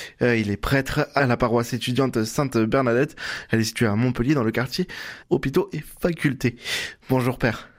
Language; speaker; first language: French; native; French